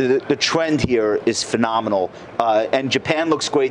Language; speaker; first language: English; native; English